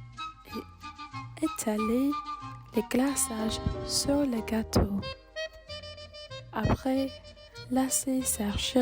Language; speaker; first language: French; non-native, learner; English